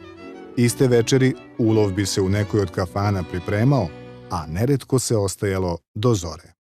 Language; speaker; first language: Bosnian; native; Bosnian